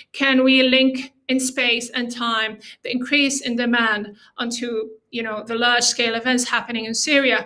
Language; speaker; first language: English; non-native, fluent; Arabic